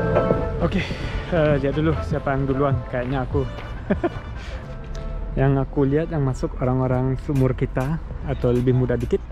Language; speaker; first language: Indonesian; early bilingual, heritage; German